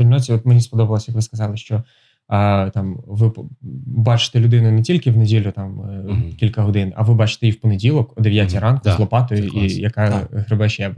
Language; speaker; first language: Ukrainian; native; Ukrainian